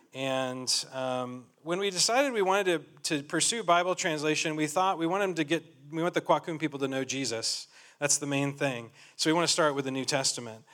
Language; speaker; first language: English; native; English